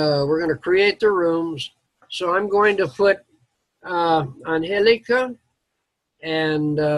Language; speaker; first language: English; non-native, fluent; Spanish